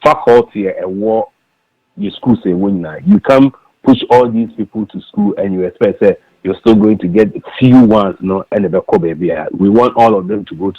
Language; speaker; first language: English; non-native, local second language; Akan